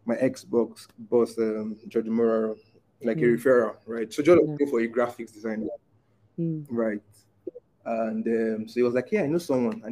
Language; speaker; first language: English; non-native, local second language; Igbo